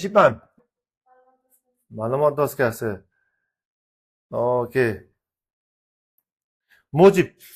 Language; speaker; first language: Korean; non-native, fluent; Uzbek